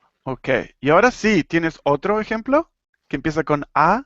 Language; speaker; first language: Spanish; native; Spanish